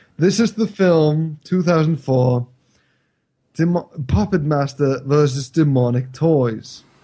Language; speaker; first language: English; non-native, fluent; Icelandic